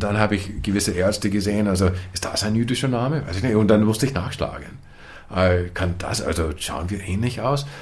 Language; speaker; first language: German; non-native, fluent; English